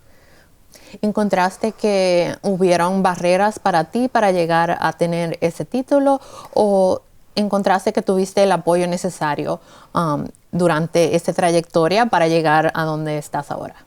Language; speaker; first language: Spanish; early bilingual, heritage; Spanish